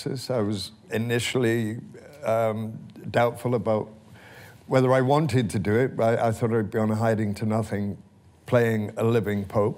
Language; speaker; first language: English; native; English